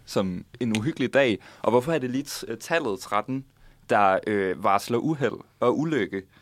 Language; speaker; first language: Danish; native; Danish